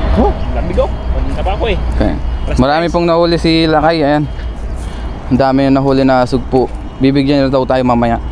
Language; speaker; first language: Filipino; native; Filipino